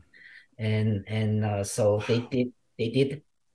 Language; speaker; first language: English; non-native, fluent; Vietnamese